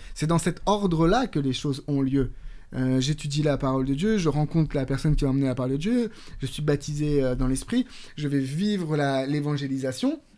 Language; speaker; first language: French; native; French